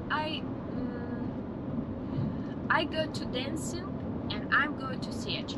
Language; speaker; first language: English; non-native, learner; Russian